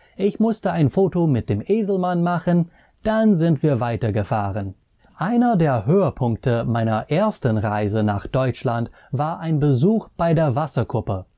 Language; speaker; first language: German; non-native, fluent; English